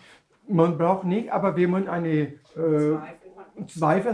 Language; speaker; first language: German; non-native, learner; Portuguese